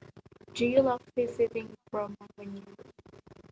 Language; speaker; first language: English; non-native, learner; Indonesian